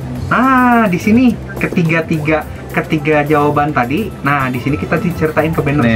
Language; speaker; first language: Indonesian; native; Indonesian